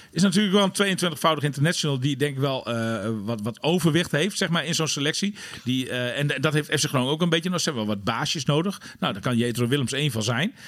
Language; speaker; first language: Dutch; native; Dutch